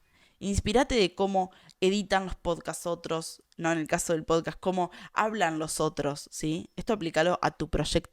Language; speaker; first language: Spanish; native; Spanish